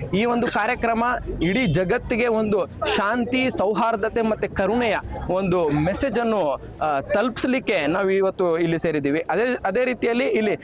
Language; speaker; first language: Kannada; non-native, local second language; Urdu